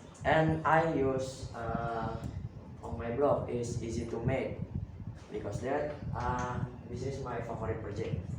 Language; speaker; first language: English; non-native, learner; Indonesian